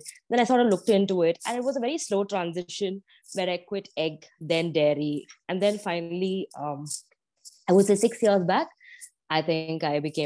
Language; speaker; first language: English; non-native, local second language; Malayalam